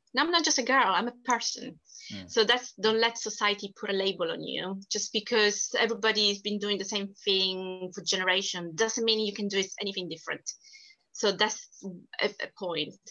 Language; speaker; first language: English; non-native, fluent; Italian